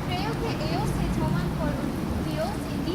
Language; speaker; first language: Spanish; non-native, learner; English